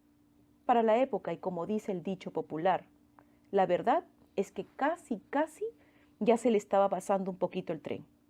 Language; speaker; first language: Spanish; native; Spanish